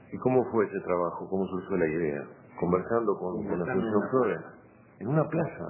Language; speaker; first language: Spanish; native; Spanish